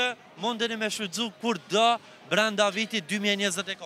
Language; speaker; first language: Albanian; native; Albanian